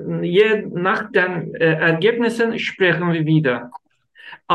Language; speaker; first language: German; non-native, learner; Turkish